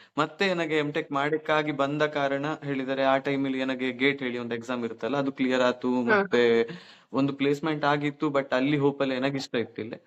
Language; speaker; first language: Kannada; native; Kannada